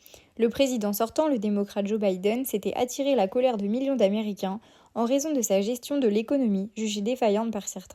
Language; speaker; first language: French; native; French